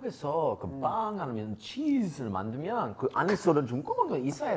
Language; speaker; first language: Korean; non-native, fluent; English